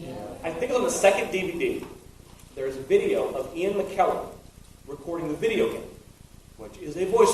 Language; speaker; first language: English; native; English